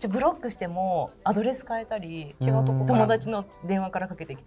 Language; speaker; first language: Japanese; native; Japanese